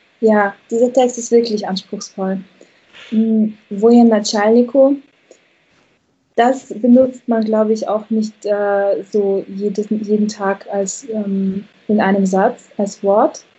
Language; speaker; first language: German; non-native, fluent; Russian